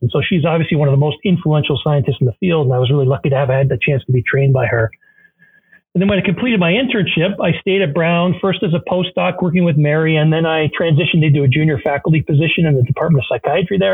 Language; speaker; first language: English; native; English